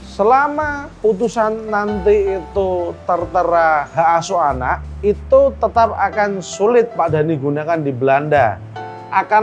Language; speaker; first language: Indonesian; native; Indonesian